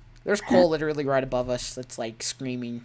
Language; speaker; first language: English; native; English